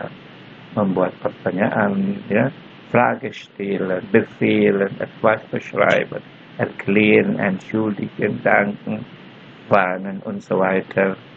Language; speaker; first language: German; non-native, fluent; Indonesian